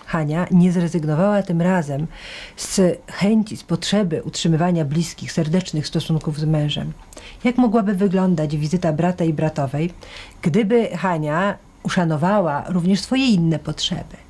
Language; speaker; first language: Polish; native; Polish